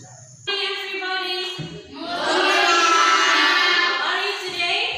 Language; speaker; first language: English; non-native, learner; Indonesian